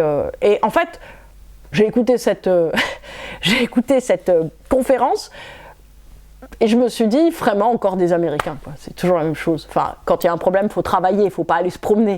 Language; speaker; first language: French; native; French